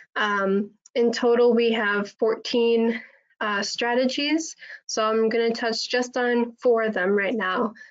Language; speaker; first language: English; native; English